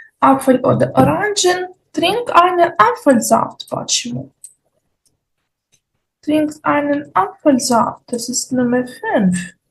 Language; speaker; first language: German; non-native, fluent; Ukrainian